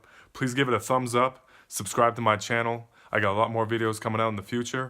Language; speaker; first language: English; native; English